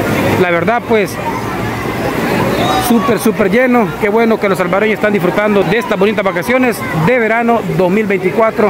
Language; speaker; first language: Spanish; native; Spanish